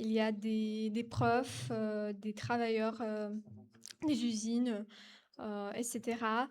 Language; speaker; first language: French; non-native, fluent; Ukrainian